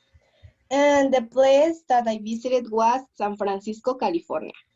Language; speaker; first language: English; non-native, learner; Spanish